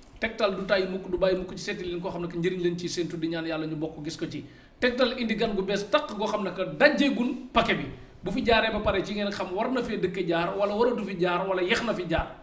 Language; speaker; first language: Wolof; native; Wolof